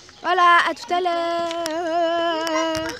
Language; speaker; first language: French; native; French